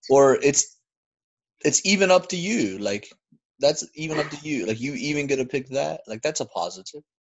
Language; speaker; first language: English; native; English